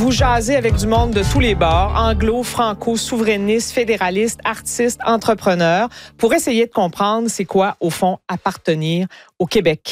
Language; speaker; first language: French; native; French